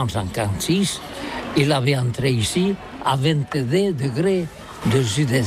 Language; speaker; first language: French; non-native, learner; Catalan